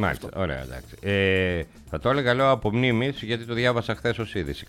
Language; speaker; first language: Greek; native; Greek